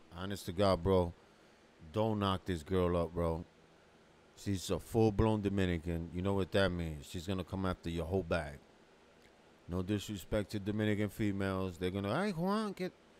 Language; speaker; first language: English; early bilingual, other home language; Spanish